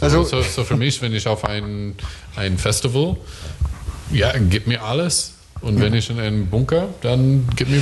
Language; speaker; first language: German; non-native, learner; English